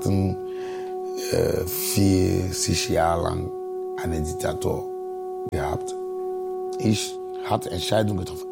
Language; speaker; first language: German; non-native, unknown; Ewe